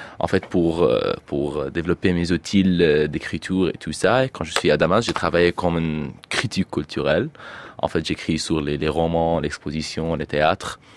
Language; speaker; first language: French; non-native, fluent; Arabic